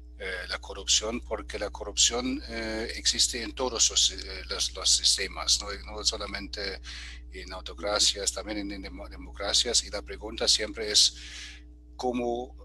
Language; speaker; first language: Spanish; non-native, fluent; German